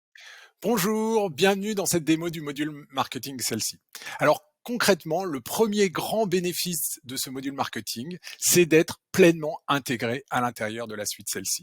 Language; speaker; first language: French; native; French